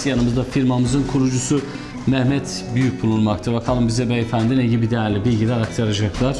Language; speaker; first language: Turkish; native; Turkish